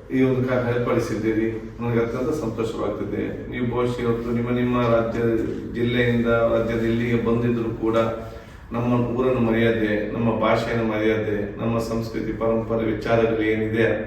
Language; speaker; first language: Kannada; non-native, local second language; Malayalam